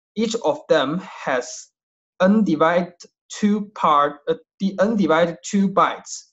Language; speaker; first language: English; non-native, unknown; Chinese